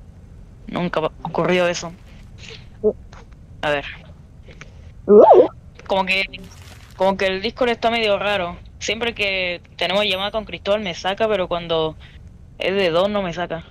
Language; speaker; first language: Spanish; native; Spanish